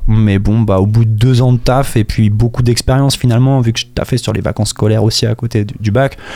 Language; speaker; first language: French; native; French